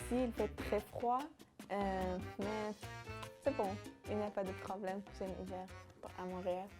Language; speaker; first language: French; non-native, learner; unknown